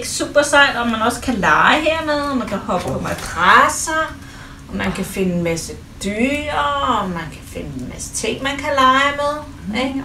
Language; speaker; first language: Danish; native; Danish